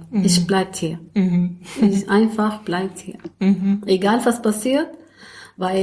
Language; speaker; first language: German; non-native, learner; Arabic